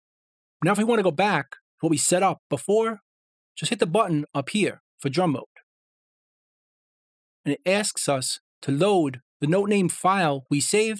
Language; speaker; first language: English; native; English